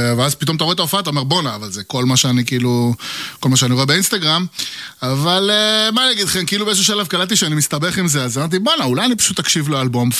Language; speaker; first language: Hebrew; native; Hebrew